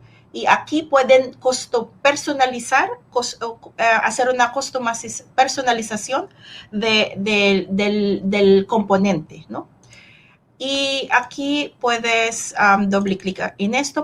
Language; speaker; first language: Spanish; non-native, fluent; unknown